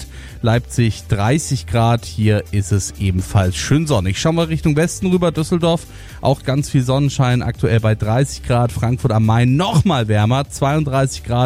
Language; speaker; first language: German; native; German